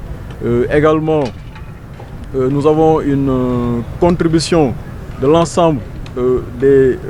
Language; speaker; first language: French; non-native, local second language; Wolof